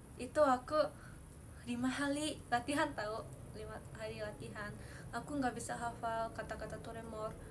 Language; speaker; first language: Indonesian; non-native, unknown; Japanese